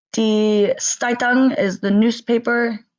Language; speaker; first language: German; non-native, learner; English